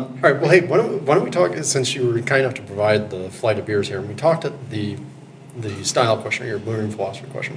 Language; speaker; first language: English; native; English